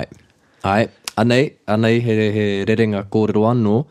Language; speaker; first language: Māori; non-native, local second language; English